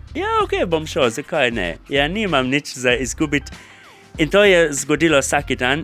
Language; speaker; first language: Slovenian; non-native, fluent; English